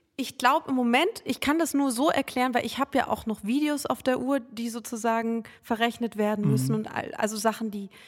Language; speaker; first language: German; native; German